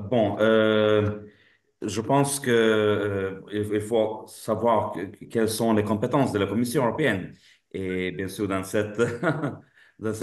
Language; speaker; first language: French; non-native, fluent; Lithuanian